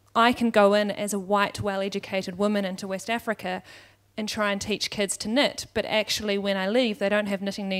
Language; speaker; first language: English; native; English